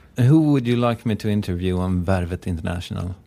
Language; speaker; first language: English; non-native, fluent; Swedish